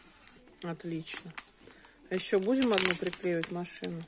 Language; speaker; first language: Russian; native; Russian